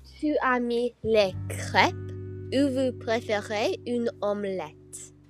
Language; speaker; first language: French; non-native, learner; English